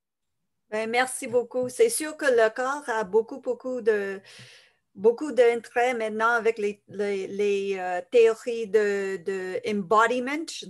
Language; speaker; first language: French; non-native, fluent; English